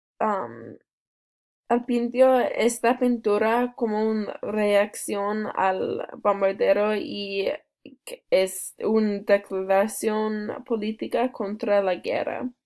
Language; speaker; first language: Spanish; non-native, learner; English